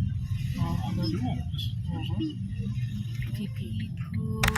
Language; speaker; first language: English; non-native, local second language; Filipino